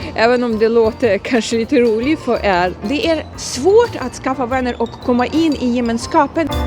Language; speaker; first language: Swedish; non-native, fluent; Ukrainian